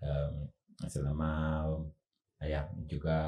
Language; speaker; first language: Indonesian; non-native, learner; Nyanja